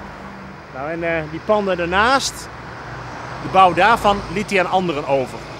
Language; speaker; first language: Dutch; native; Dutch